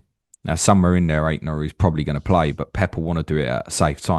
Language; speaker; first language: English; native; English